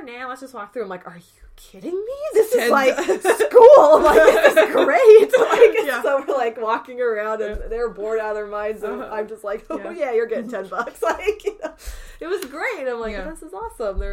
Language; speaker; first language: English; native; English